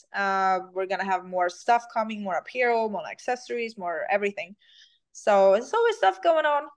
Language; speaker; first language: English; non-native, fluent; Swedish